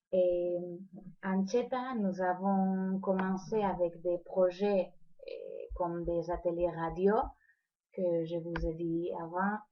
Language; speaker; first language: French; non-native, fluent; Spanish